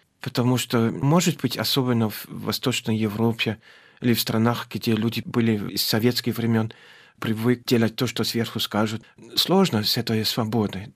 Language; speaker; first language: Russian; non-native, fluent; German